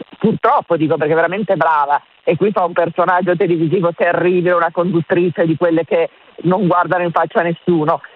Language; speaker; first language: Italian; native; Italian